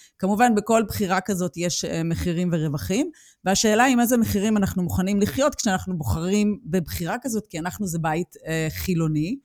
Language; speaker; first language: Hebrew; native; Hebrew